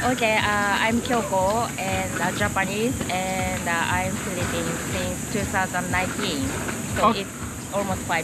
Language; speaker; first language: English; non-native, learner; Japanese